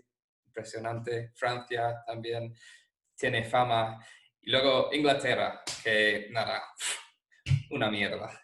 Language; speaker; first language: Spanish; non-native, fluent; English